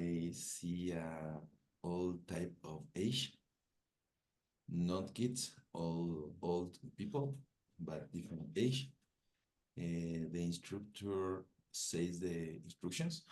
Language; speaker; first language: English; non-native, learner; Spanish